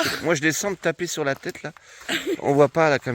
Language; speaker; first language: French; native; French